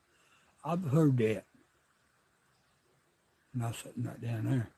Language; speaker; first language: English; native; English